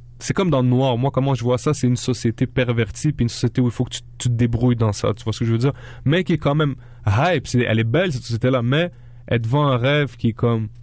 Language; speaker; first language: French; early bilingual, other home language; Arabic